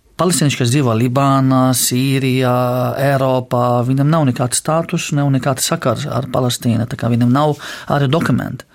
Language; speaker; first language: Latvian; non-native, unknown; Arabic